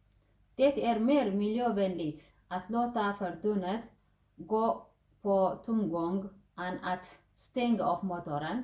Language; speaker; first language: Swedish; non-native, fluent; Tigrinya